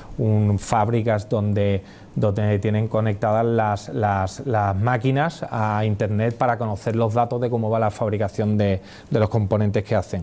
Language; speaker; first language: Spanish; native; Spanish